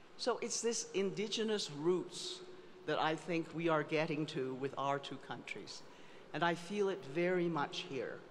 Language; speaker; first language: English; native; English